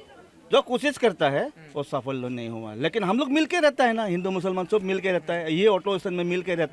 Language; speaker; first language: Hindi; non-native, local second language; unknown